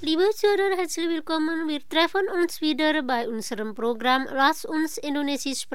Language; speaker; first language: German; non-native, fluent; Indonesian